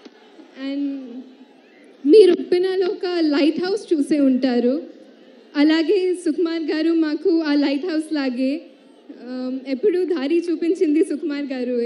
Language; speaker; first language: Telugu; non-native, fluent; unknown